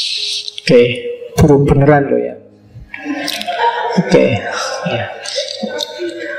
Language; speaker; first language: Indonesian; native; Indonesian